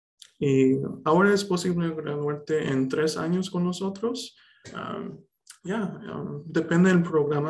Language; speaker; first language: Spanish; early bilingual, heritage; Spanish